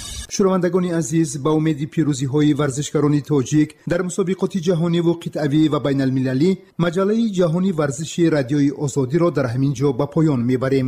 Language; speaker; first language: Persian; native; Persian